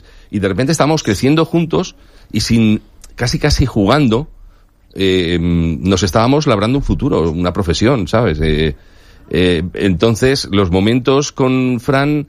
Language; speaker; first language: Spanish; native; Spanish